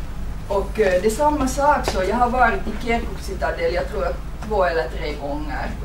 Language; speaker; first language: Swedish; non-native, fluent; Finnish